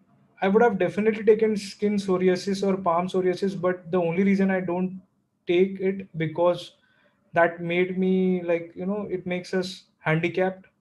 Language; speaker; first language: English; non-native, local second language; Hindi